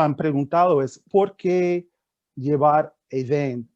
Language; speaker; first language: Spanish; non-native, fluent; English